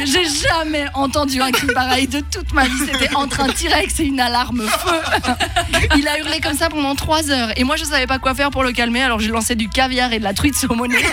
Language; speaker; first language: French; native; French